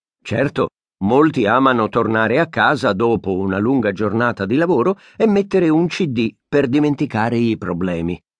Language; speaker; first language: Italian; native; Italian